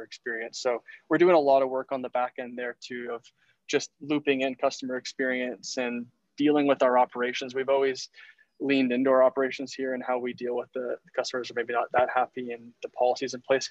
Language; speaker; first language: English; native; English